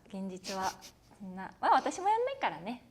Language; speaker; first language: Japanese; native; Japanese